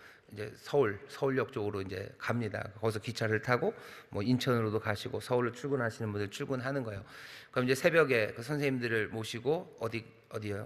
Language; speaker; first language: Korean; native; Korean